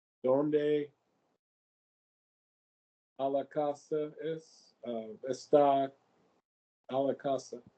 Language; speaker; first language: Spanish; non-native, learner; English